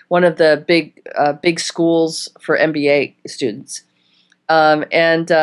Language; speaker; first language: English; native; English